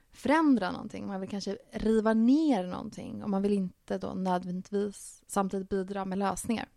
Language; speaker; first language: Swedish; native; Swedish